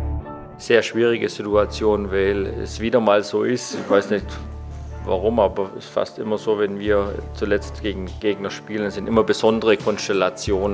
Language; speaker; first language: German; native; German